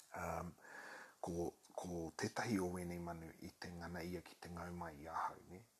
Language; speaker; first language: Māori; non-native, local second language; English